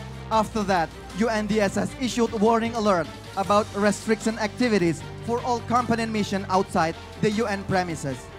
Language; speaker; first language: English; non-native, fluent; Indonesian